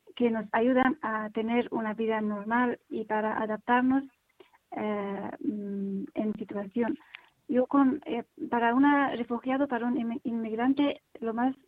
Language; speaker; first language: Spanish; non-native, learner; Persian